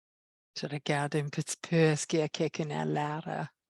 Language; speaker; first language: French; non-native, fluent; English